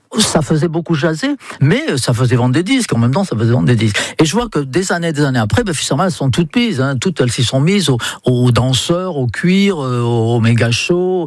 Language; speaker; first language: French; non-native, fluent; English